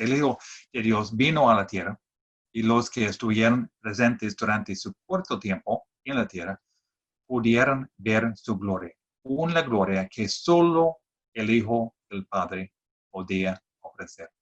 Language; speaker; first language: Spanish; non-native, fluent; English